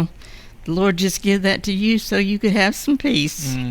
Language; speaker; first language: English; native; English